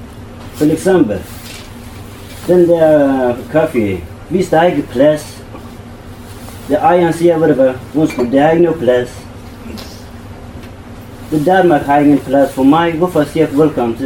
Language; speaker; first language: Danish; non-native, learner; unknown